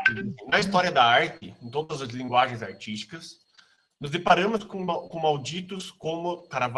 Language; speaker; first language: Portuguese; native; Portuguese